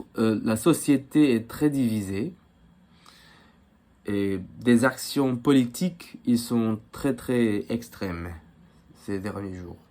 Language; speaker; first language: French; non-native, fluent; Korean